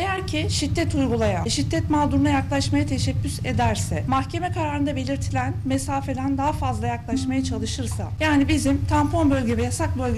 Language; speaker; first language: Turkish; native; Turkish